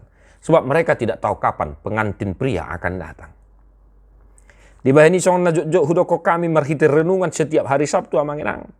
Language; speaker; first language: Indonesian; non-native, local second language; Batak Toba